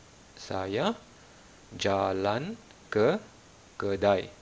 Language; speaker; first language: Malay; non-native, fluent; Malayalam